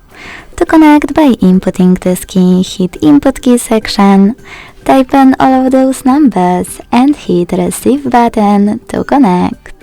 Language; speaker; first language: English; non-native, fluent; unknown